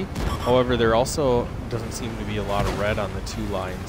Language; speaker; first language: English; native; English